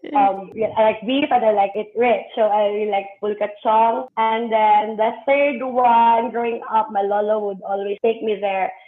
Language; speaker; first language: English; non-native, local second language; Hiligaynon